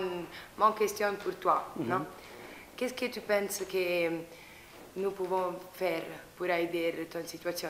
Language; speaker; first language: French; non-native, learner; Spanish